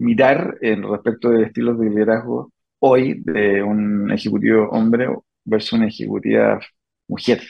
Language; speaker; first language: Spanish; native; Spanish